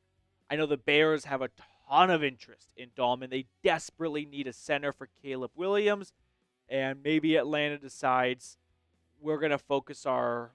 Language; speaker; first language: English; native; English